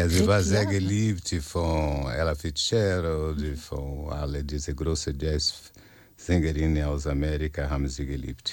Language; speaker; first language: German; non-native, fluent; Portuguese